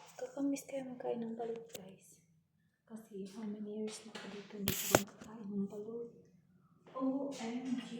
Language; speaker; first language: Filipino; non-native, local second language; Cebuano